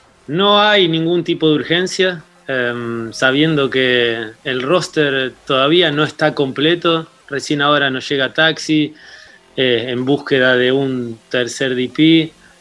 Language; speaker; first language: Spanish; native; Spanish